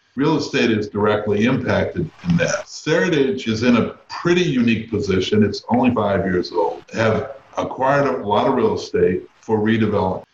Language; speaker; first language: English; native; English